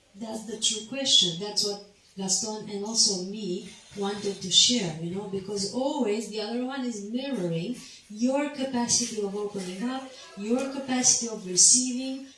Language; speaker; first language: English; non-native, fluent; Romanian